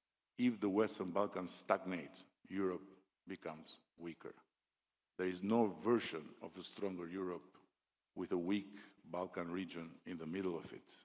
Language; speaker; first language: English; non-native, local second language; Albanian